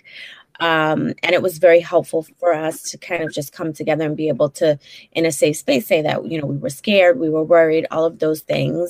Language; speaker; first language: English; native; English